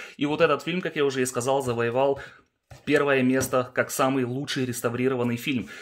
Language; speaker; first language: Russian; early bilingual, heritage; Russian